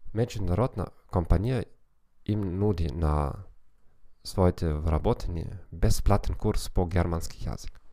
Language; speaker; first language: Macedonian; non-native, learner; German